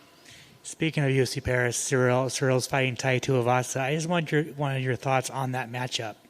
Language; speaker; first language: English; non-native, learner; French